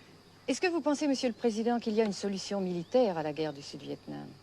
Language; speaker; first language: French; native; French